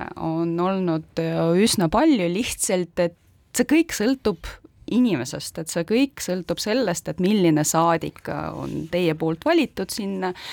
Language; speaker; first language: Estonian; non-native, local second language; Russian